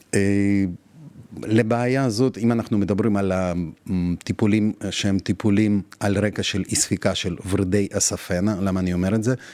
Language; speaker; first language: Hebrew; non-native, fluent; Russian